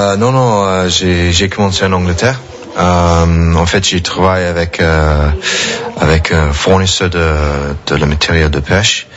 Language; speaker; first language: French; non-native, fluent; English